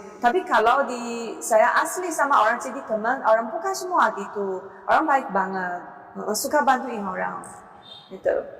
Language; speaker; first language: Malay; non-native, learner; Chinese